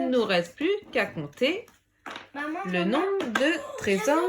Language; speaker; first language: French; native; French